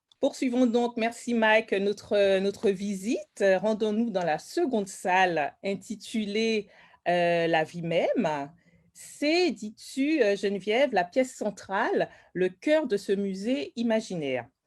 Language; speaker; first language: French; native; French